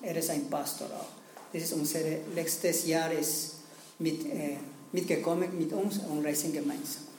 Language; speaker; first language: German; non-native, learner; Spanish